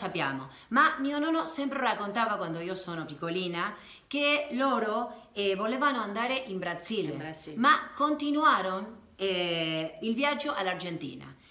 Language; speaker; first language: Italian; non-native, learner; Spanish